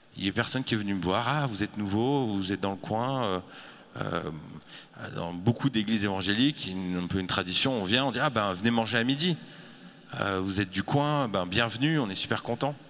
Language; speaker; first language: French; native; French